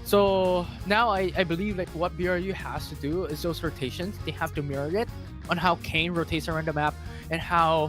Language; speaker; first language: English; non-native, local second language; Filipino